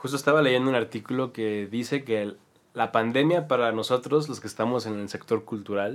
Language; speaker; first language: Spanish; native; Spanish